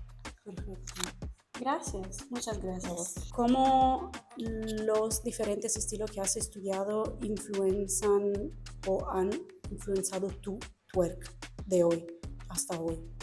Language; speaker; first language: Spanish; non-native, fluent; Italian